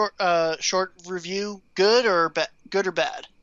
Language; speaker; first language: English; native; English